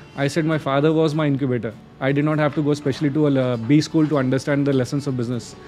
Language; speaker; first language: English; non-native, local second language; Hindi